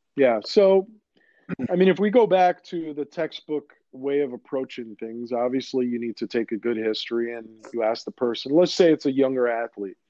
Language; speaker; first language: English; early bilingual, other home language; Greek